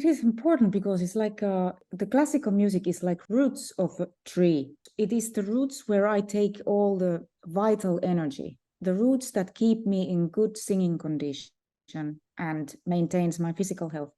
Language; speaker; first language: English; non-native, fluent; Finnish